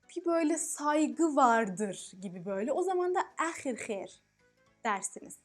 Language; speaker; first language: Turkish; early bilingual, heritage; Arabic